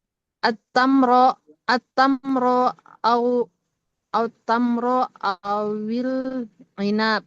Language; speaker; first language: Arabic; non-native, learner; Indonesian